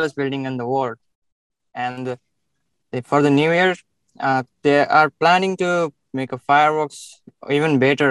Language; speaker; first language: English; non-native, local second language; Nepali